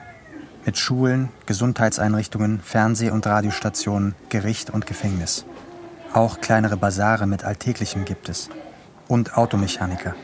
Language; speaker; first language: German; native; German